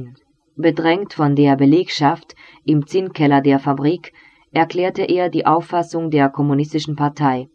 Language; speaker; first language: German; native; German